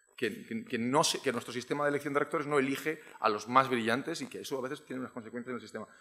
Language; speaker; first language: Spanish; native; Spanish